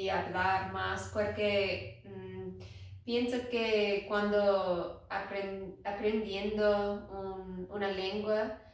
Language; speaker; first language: Spanish; non-native, learner; English